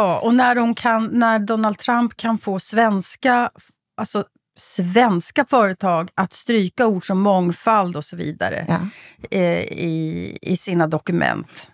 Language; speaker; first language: Swedish; native; Swedish